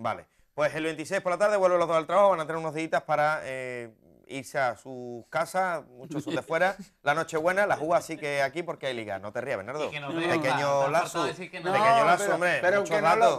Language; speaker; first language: Spanish; native; Spanish